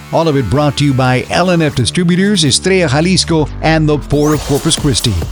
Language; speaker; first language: English; early bilingual, other home language; Spanish